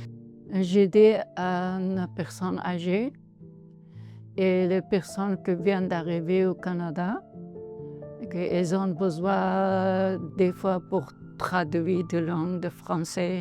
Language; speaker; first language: French; non-native, learner; Persian